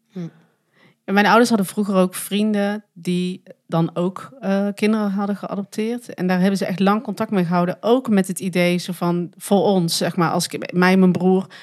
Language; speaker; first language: Dutch; native; Dutch